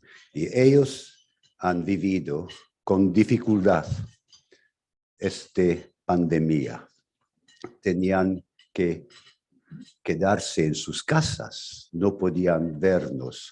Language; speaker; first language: Spanish; non-native, fluent; English